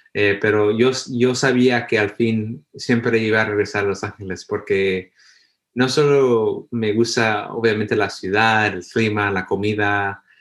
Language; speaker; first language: Spanish; early bilingual, heritage; Spanish